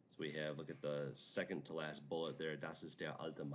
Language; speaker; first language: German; non-native, fluent; English